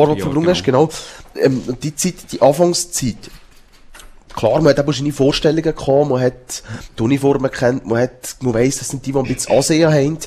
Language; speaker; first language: German; native; German